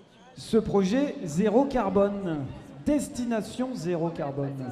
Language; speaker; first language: French; native; French